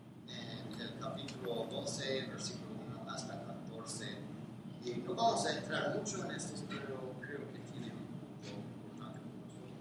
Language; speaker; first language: Spanish; non-native, fluent; English